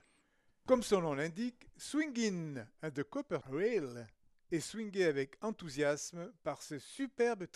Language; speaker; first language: French; native; French